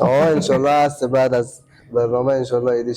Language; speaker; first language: Persian; native; Persian